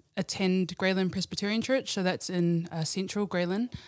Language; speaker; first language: English; early bilingual, other home language; Samoan